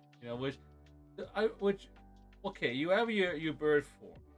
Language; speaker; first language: English; early bilingual, other home language; Spanish